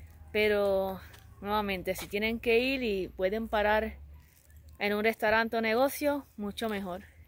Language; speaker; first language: Spanish; native; Spanish